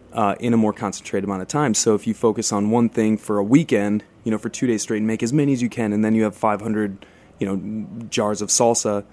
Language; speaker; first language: English; native; English